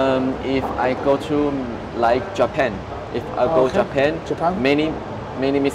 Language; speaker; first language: English; non-native, learner; Chinese